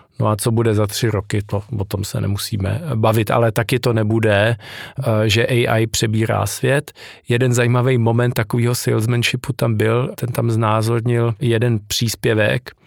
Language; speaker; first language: Czech; native; Czech